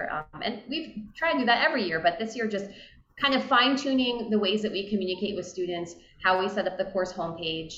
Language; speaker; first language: English; native; English